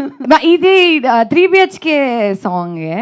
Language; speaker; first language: Telugu; non-native, local second language; Kannada